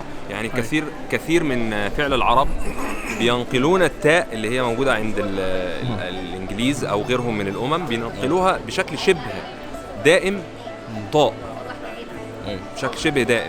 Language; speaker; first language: Arabic; native; Arabic